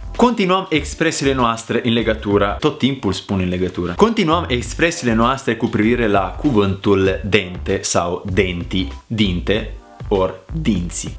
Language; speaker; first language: Romanian; non-native, fluent; Italian